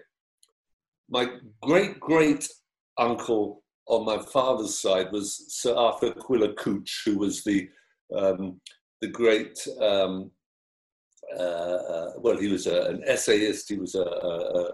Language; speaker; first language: English; native; English